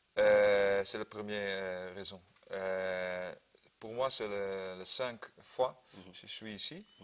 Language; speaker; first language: French; non-native, learner; Dutch